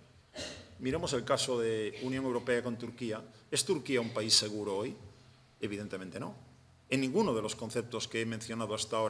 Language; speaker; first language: Spanish; native; Spanish